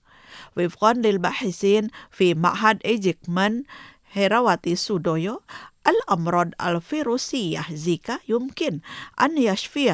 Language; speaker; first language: Arabic; non-native, fluent; Indonesian